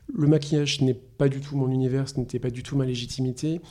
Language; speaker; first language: French; native; French